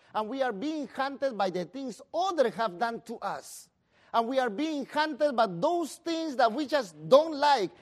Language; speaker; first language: English; non-native, fluent; Spanish